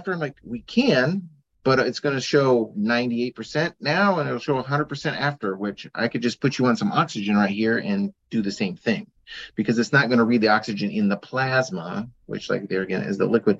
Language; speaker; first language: English; native; English